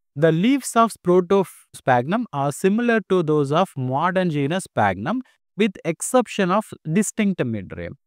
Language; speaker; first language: English; non-native, local second language; Tamil